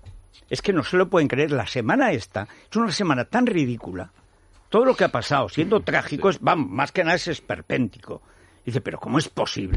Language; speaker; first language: Spanish; native; Spanish